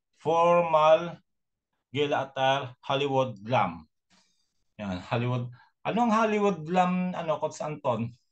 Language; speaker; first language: Filipino; native; Filipino